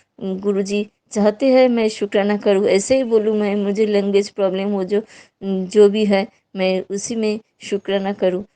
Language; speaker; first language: Hindi; non-native, local second language; Bangla